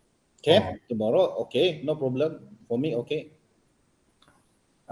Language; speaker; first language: English; non-native, local second language; Malay